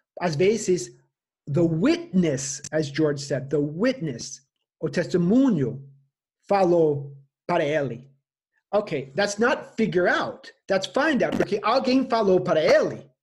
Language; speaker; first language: Portuguese; non-native, fluent; English